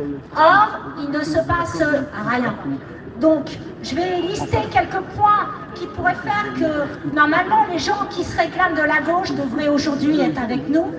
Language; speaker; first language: French; native; French